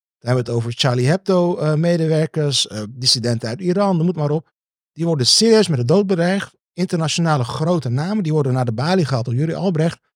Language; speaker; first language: Dutch; early bilingual, other home language; Turkish